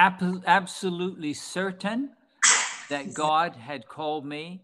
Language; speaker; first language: English; native; English